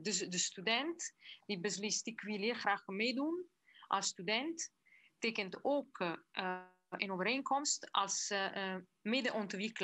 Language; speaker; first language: Dutch; non-native, fluent; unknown